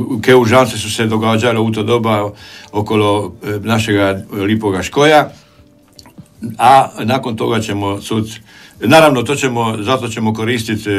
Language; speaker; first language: Croatian; native; Croatian